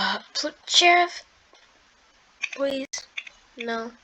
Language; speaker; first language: English; native; English